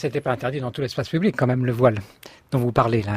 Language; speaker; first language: French; native; French